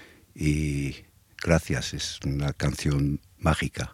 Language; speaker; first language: Spanish; non-native, fluent; English